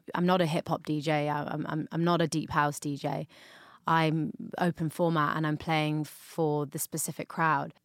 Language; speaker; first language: English; native; English